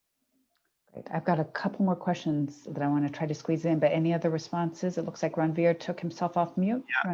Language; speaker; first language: English; native; English